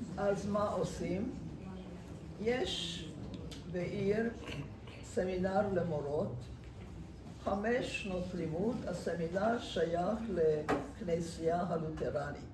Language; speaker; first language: Hebrew; non-native, fluent; Hungarian